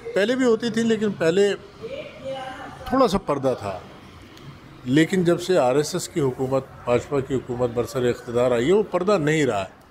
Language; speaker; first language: Urdu; native; Urdu